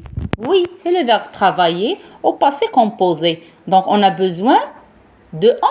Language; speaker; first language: French; non-native, local second language; Arabic